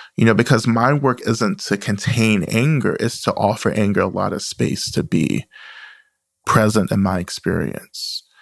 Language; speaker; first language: English; native; English